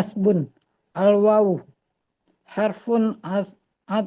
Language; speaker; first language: Arabic; non-native, learner; Indonesian